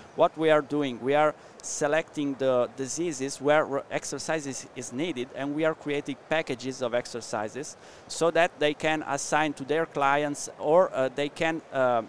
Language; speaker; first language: English; non-native, learner; Italian